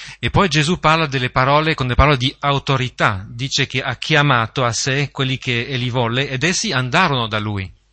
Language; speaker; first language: Italian; native; Italian